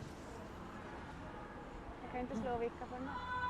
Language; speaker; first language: Swedish; native; Swedish